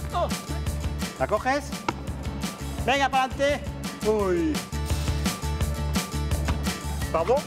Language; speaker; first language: Spanish; early bilingual, heritage; French